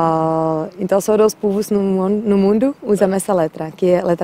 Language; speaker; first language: Portuguese; non-native, fluent; Czech